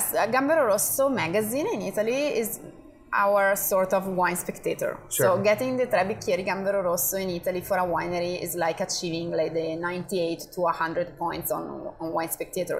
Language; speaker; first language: English; non-native, fluent; Italian